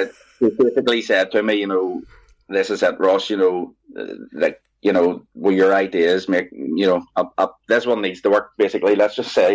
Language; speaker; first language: English; native; English